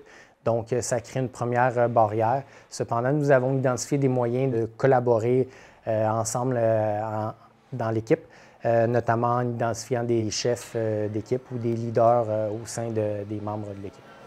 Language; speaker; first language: French; native; French